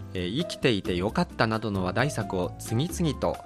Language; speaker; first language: Japanese; non-native, fluent; Chinese